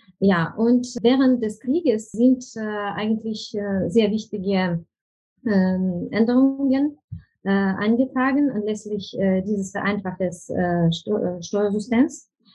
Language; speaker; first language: German; non-native, fluent; Ukrainian